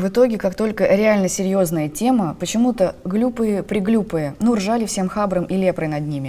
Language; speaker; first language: Russian; native; Russian